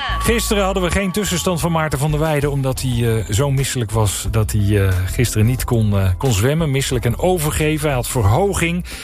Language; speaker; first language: Dutch; native; Dutch